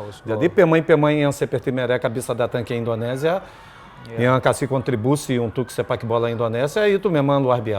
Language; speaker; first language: Indonesian; non-native, fluent; Portuguese